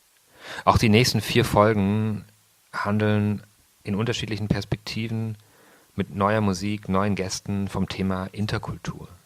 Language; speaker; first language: German; native; German